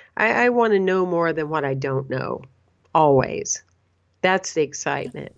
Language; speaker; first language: English; native; English